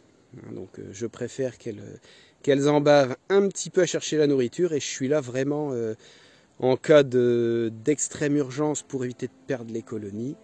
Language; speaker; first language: French; native; French